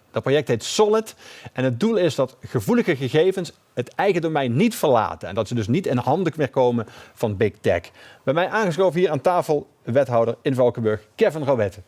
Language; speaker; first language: Dutch; native; Dutch